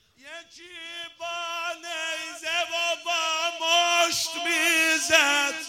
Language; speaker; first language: Persian; non-native, local second language; Azerbaijani